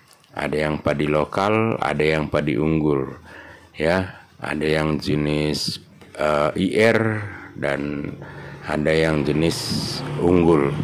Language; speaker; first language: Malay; non-native, local second language; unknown